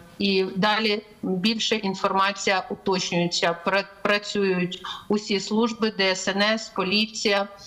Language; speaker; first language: Ukrainian; native; Ukrainian